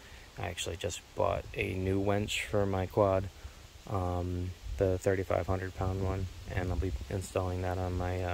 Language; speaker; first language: English; native; English